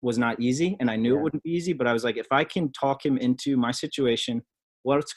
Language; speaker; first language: English; native; English